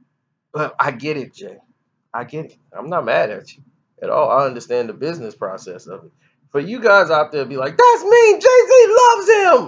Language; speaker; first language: English; native; English